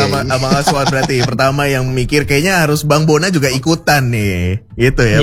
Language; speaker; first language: Indonesian; native; Indonesian